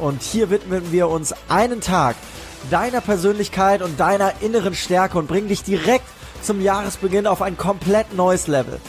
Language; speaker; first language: German; native; German